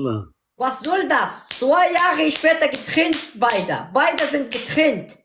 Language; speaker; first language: German; non-native, learner; Persian